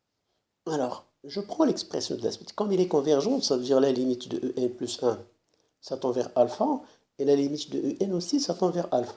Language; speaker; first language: French; non-native, local second language; Arabic